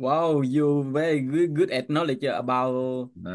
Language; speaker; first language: English; non-native, learner; Vietnamese